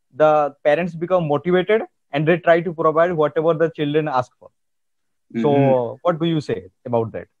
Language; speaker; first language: English; non-native, local second language; Odia